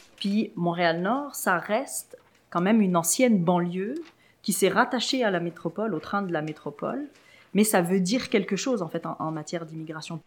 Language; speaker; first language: French; early bilingual, other home language; Arabic